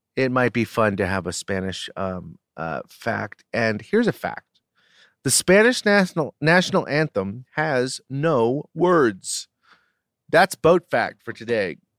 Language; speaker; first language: English; native; English